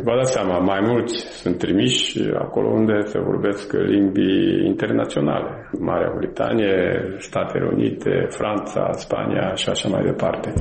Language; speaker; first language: Romanian; non-native, fluent; Japanese